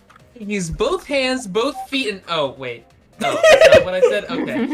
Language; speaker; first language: English; native; English